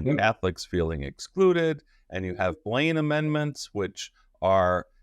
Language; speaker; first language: English; native; English